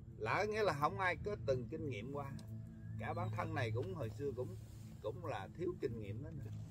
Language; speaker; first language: Vietnamese; early bilingual, heritage; Vietnamese